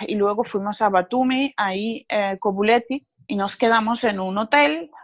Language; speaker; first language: Spanish; non-native, fluent; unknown